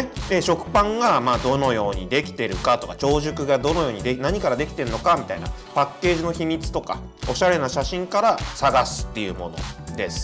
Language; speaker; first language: Japanese; native; Japanese